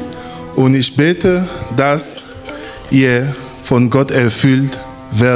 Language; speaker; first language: German; non-native, fluent; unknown